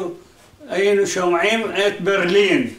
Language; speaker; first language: Hebrew; non-native, fluent; Arabic